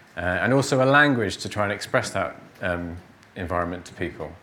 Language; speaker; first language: English; native; English